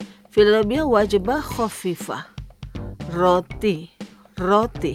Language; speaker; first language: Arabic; non-native, fluent; Indonesian